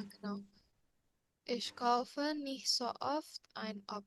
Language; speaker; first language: German; non-native, learner; Indonesian